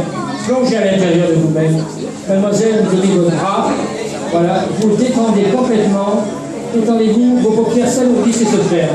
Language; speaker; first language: French; native; French